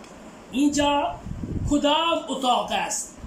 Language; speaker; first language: Persian; non-native, fluent; Urdu